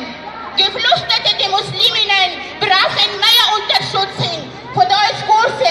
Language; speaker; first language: German; non-native, fluent; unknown